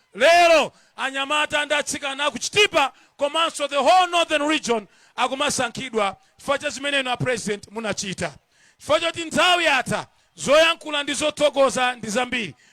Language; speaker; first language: Nyanja; non-native, local second language; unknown